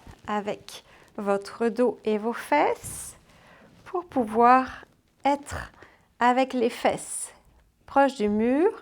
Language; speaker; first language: French; native; French